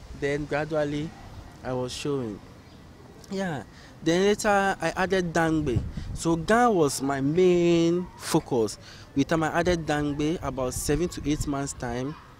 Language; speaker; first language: English; non-native, local second language; Ga